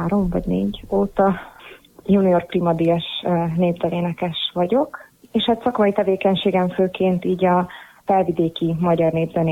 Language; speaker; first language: Hungarian; native; Hungarian